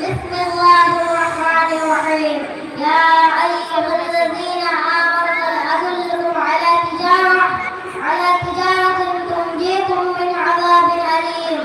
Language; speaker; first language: Arabic; non-native, learner; Bangla